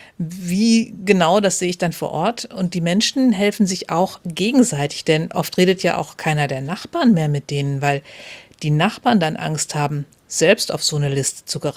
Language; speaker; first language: German; native; German